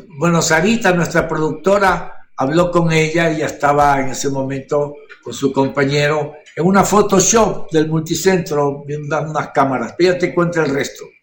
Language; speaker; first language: Spanish; native; Spanish